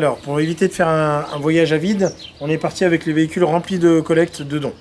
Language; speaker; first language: French; native; French